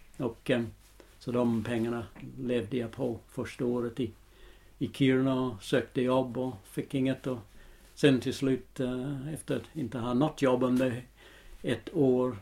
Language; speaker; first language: Swedish; non-native, fluent; English